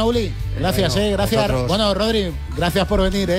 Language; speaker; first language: Spanish; native; Spanish